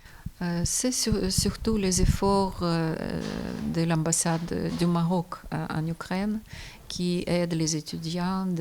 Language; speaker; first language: French; non-native, fluent; Ukrainian